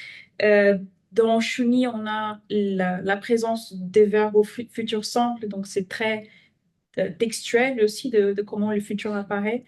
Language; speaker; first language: French; non-native, fluent; Portuguese